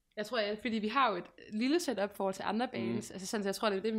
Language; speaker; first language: Danish; native; Danish